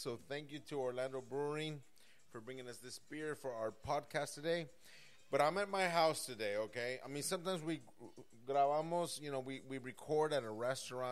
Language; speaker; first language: English; early bilingual, other home language; Spanish